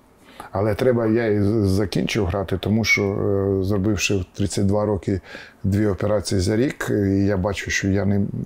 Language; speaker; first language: Ukrainian; non-native, local second language; Russian